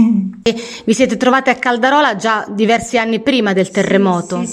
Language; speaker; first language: Italian; native; Italian